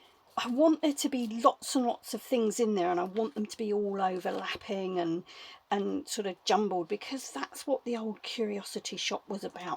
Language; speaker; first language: English; native; English